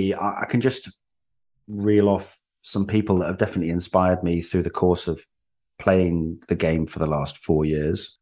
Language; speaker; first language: English; native; English